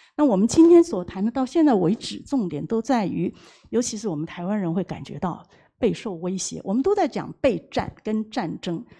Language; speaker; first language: Chinese; native; Chinese